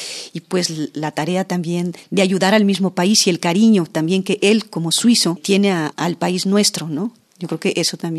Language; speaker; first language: Spanish; native; Spanish